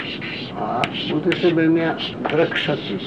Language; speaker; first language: Russian; non-native, learner; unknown